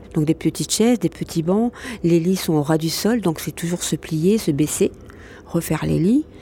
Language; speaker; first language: French; non-native, local second language; Arabic